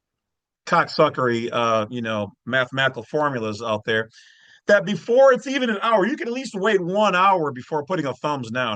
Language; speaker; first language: English; native; English